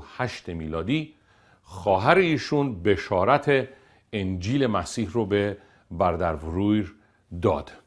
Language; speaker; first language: Persian; native; Persian